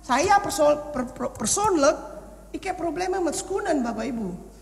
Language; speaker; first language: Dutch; non-native, fluent; Indonesian